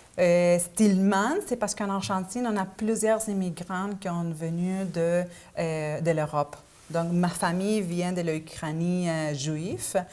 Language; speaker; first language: French; non-native, fluent; Spanish